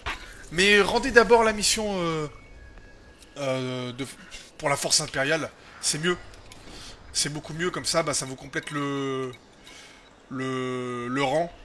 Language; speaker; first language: French; native; French